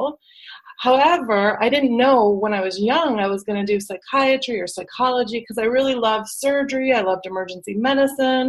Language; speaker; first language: English; native; English